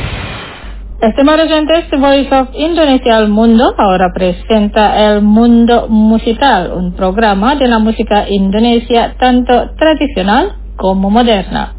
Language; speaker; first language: Spanish; non-native, fluent; Indonesian